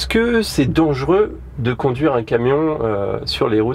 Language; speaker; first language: French; native; French